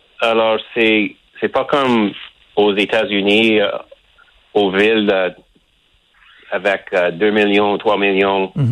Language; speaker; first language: French; non-native, local second language; English